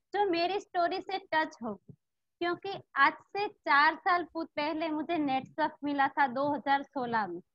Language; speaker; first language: Hindi; non-native, local second language; Gujarati